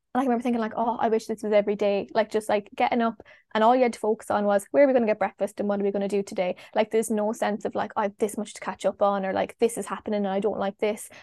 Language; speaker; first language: English; native; English